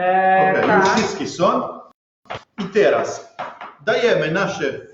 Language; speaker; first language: Polish; non-native, learner; Italian